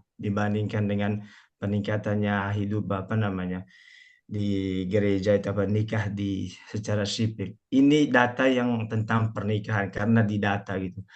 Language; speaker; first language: Indonesian; non-native, local second language; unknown